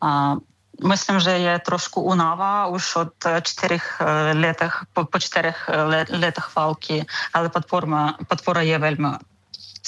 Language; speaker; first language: Czech; non-native, learner; Ukrainian